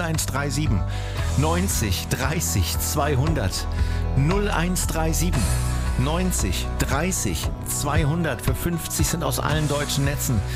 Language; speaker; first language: German; native; German